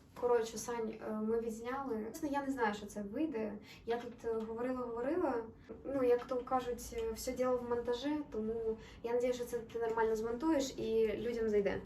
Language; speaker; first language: Ukrainian; non-native, local second language; Russian